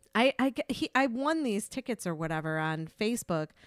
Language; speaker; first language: English; native; English